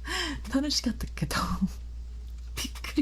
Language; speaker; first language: Japanese; non-native, learner; English